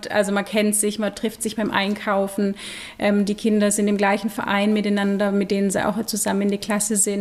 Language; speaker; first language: German; native; German